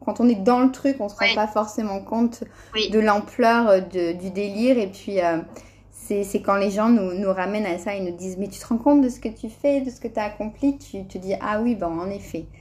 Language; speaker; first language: French; native; French